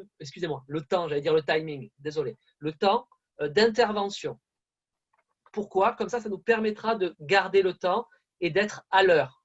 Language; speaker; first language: French; native; French